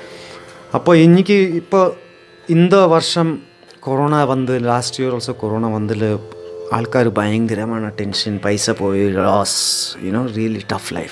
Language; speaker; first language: Tamil; non-native, learner; Malayalam